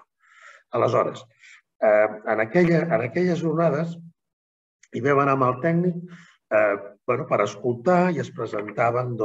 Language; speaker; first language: Catalan; native; Catalan